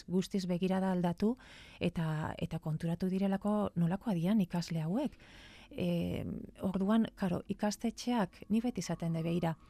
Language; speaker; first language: Basque; native; Basque